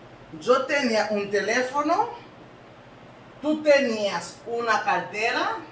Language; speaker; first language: Spanish; non-native, learner; Haitian Creole